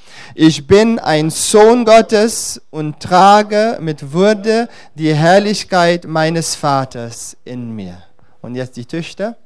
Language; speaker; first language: German; non-native, fluent; Dutch